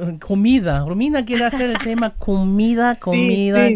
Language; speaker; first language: Spanish; non-native, learner; German